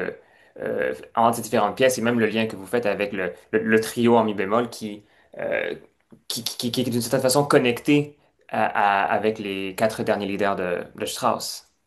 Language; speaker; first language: French; native; French